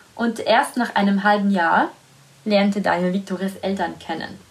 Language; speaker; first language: German; non-native, fluent; Italian